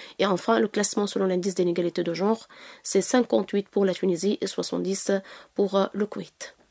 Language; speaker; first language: French; non-native, local second language; Arabic